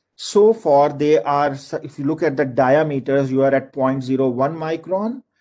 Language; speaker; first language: English; non-native, local second language; Urdu